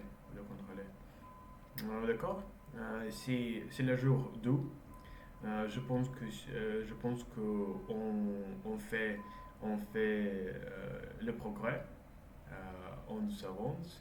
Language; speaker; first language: French; non-native, learner; Russian